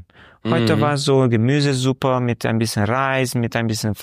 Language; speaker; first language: German; non-native, learner; Romanian